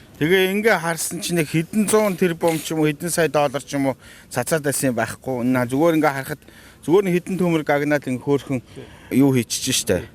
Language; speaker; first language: Mongolian; native; Mongolian